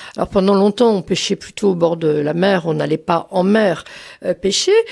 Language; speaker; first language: French; native; French